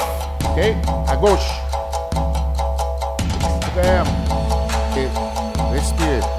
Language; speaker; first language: French; non-native, learner; Haitian Creole